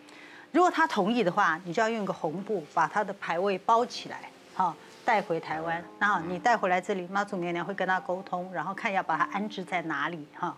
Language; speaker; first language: Chinese; native; Chinese